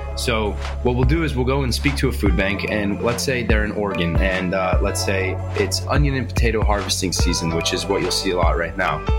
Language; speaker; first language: English; native; English